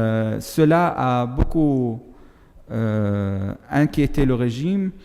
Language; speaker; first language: French; non-native, fluent; Arabic